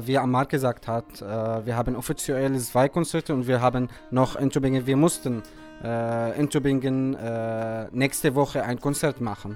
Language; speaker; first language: German; non-native, fluent; Arabic